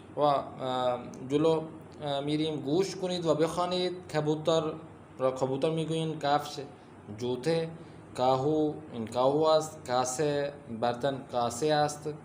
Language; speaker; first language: Persian; non-native, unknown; Urdu